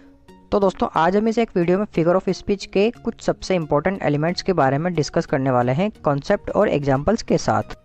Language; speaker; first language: Hindi; native; Hindi